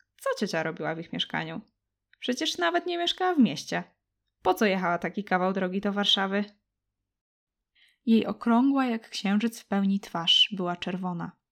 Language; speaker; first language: Polish; native; Polish